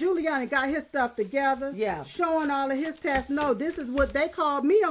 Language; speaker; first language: English; native; English